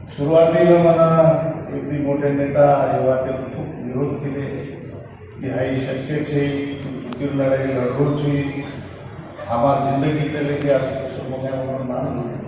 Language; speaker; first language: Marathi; non-native, local second language; Lambadi